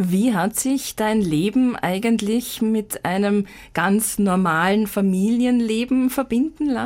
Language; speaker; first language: German; native; German